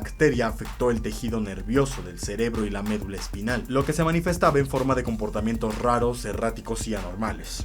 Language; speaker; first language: Spanish; native; Spanish